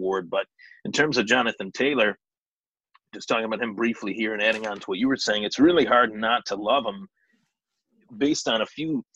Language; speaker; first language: English; native; English